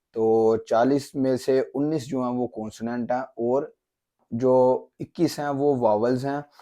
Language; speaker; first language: Urdu; non-native, local second language; Punjabi